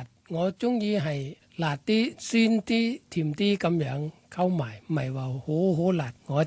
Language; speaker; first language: Cantonese; non-native, learner; Thai